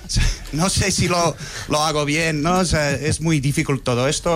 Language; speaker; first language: Spanish; non-native, fluent; English